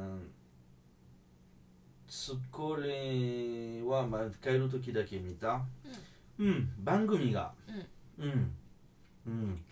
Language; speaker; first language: Japanese; non-native, fluent; French